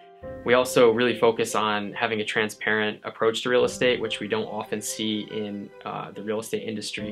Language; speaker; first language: English; native; English